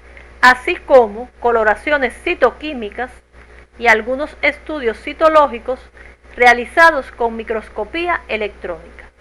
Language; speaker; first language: Spanish; native; Spanish